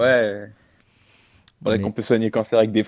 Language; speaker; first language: French; native; French